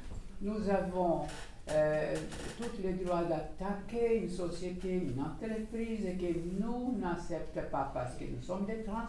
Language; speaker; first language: French; non-native, fluent; Portuguese